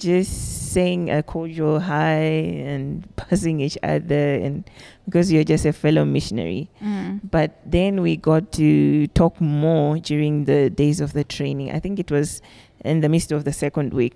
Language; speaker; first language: English; non-native, local second language; Shona